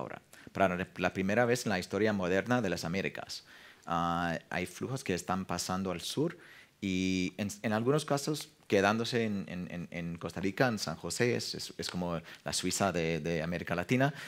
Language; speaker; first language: Spanish; non-native, fluent; English